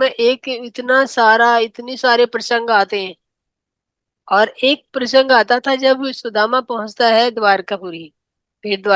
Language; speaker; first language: Hindi; native; Hindi